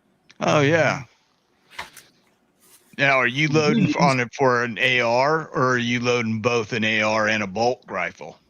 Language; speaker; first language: English; native; English